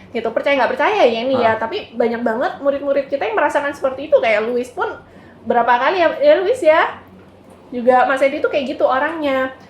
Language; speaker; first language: Indonesian; native; Indonesian